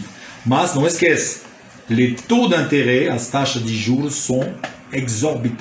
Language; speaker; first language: Portuguese; non-native, fluent; French